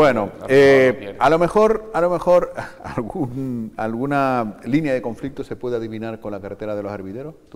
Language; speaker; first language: Spanish; native; Spanish